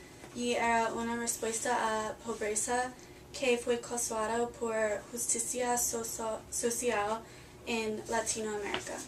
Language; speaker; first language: Spanish; non-native, learner; English